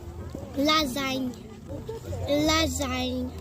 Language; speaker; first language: French; non-native, learner; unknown